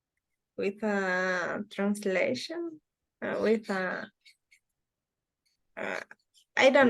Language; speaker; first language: English; non-native, learner; Spanish